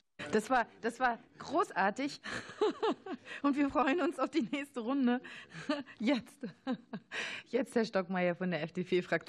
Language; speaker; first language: German; native; German